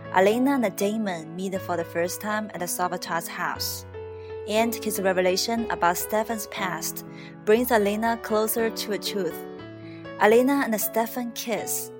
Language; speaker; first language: English; non-native, fluent; Chinese